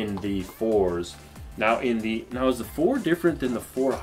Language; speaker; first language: English; native; English